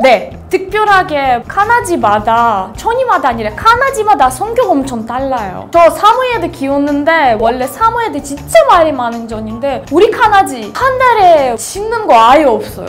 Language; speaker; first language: Korean; non-native, fluent; Russian